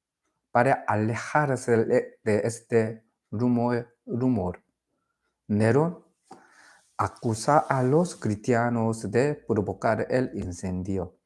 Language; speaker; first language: Spanish; non-native, learner; Korean